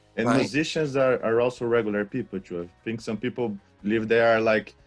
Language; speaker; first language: English; non-native, learner; Portuguese